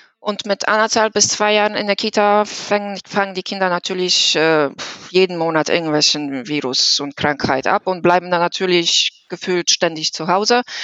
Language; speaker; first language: German; non-native, fluent; Polish